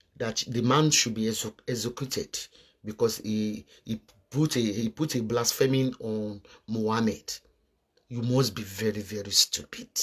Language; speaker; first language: English; non-native, local second language; Yoruba